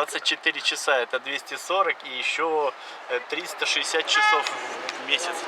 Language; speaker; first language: Russian; native; Russian